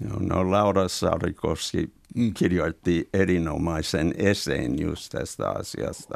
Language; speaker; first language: Finnish; non-native, fluent; English